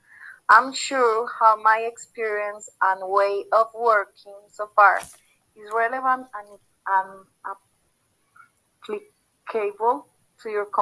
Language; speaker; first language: English; non-native, learner; Spanish